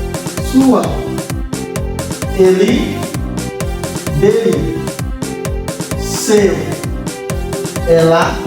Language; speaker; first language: Portuguese; non-native, fluent; Haitian Creole